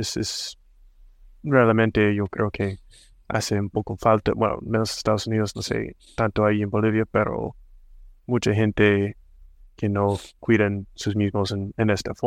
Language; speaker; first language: Spanish; non-native, fluent; English